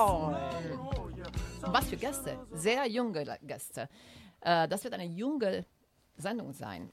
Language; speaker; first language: German; non-native, fluent; Italian